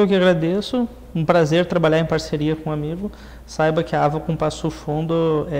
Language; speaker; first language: Portuguese; native; Portuguese